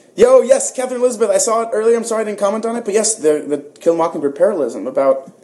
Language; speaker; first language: English; early bilingual, other home language; Spanish